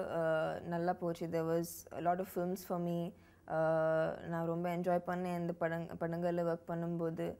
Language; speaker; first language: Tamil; non-native, learner; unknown